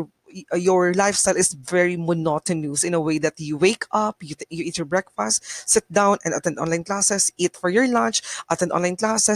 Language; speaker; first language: English; non-native, local second language; Bikol